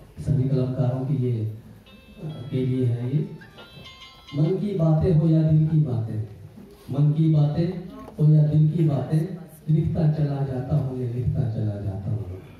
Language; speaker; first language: Hindi; non-native, local second language; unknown